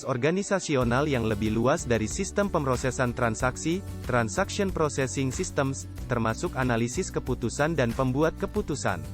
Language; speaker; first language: Indonesian; native; Indonesian